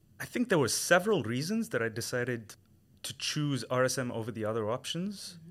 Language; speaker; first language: English; non-native, local second language; Tamil